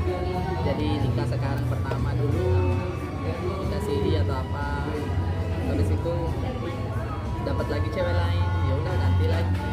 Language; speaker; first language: Indonesian; non-native, fluent; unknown